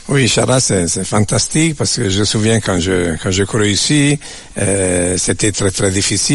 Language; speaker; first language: French; non-native, learner; Italian